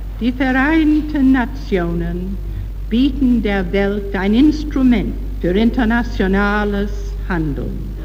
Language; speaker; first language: German; non-native, learner; English